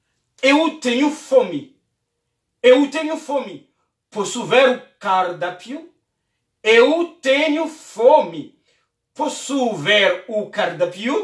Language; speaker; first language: Portuguese; non-native, learner; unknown